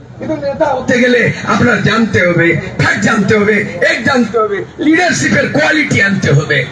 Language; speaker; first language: Bangla; non-native, local second language; Santali